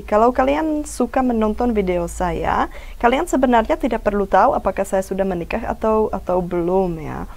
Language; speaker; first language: Indonesian; non-native, fluent; Czech